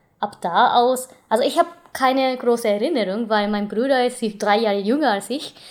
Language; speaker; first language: German; non-native, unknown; Japanese